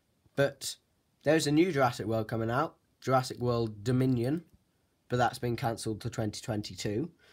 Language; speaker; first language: English; native; English